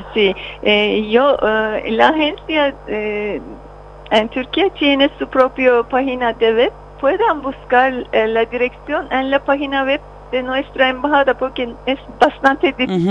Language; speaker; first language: Spanish; non-native, fluent; Turkish